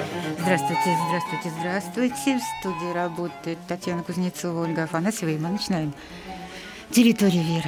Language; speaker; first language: Russian; native; Russian